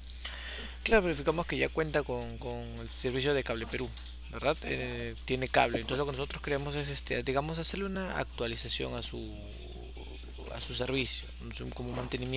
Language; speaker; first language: Spanish; native; Spanish